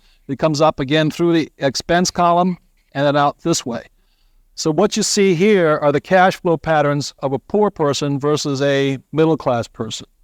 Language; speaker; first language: English; native; English